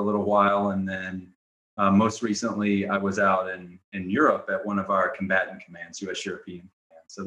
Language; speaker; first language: English; native; English